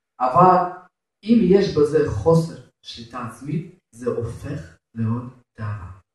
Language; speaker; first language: Hebrew; non-native, fluent; Russian